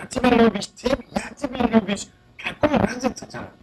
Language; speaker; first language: Russian; non-native, learner; Uzbek